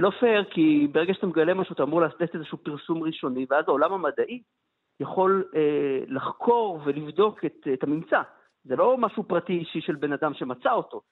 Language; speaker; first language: Hebrew; native; Hebrew